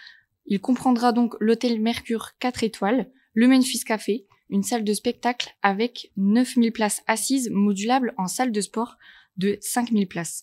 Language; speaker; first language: French; native; French